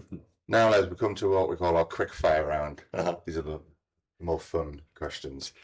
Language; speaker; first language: English; native; English